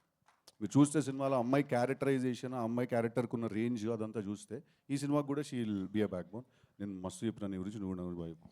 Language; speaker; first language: Telugu; native; Telugu